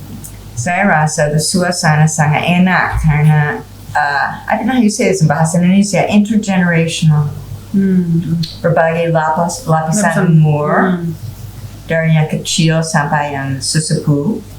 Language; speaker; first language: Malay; non-native, fluent; English